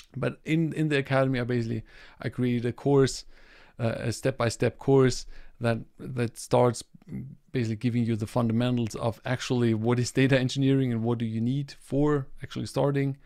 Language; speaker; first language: English; non-native, fluent; German